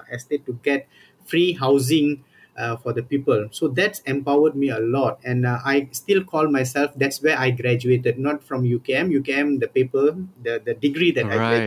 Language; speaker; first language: English; non-native, local second language; Tamil